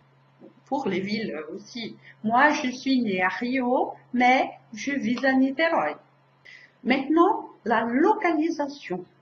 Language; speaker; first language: French; non-native, fluent; Portuguese